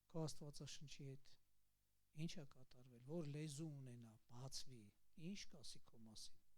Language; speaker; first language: Armenian; native; Armenian